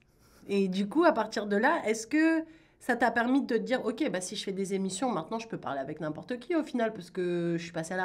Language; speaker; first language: French; native; French